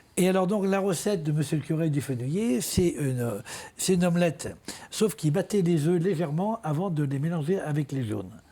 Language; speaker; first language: French; native; French